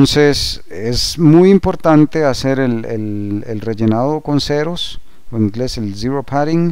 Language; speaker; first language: Spanish; native; Spanish